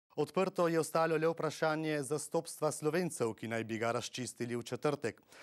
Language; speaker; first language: Slovenian; native; Slovenian